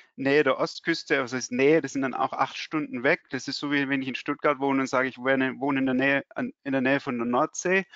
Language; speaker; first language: German; native; German